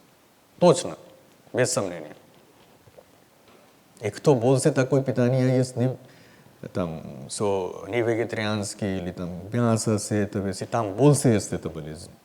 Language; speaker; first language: Russian; non-native, learner; Hindi